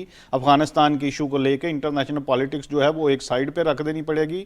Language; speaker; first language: Urdu; native; Urdu